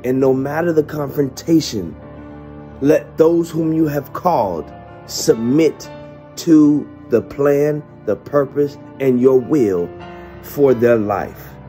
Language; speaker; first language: English; native; English